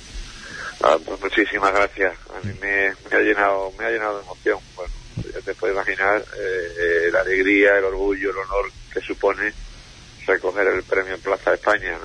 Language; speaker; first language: Spanish; native; Spanish